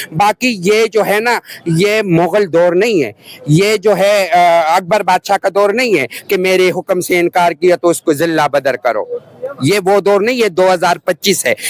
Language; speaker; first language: Urdu; non-native, local second language; Pashto